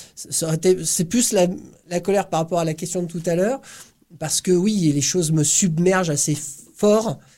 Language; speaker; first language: French; native; French